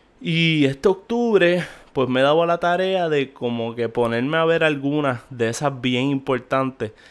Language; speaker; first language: Spanish; native; Spanish